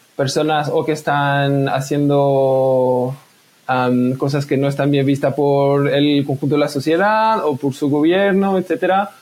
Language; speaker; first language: Spanish; non-native, fluent; French